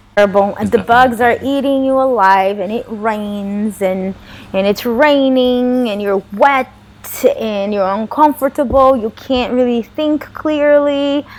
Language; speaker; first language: English; non-native, fluent; Portuguese